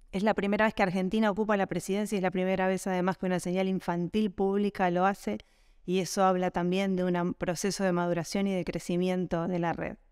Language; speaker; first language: Spanish; native; Spanish